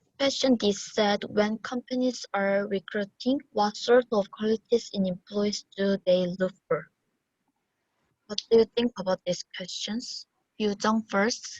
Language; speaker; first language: English; non-native, learner; Korean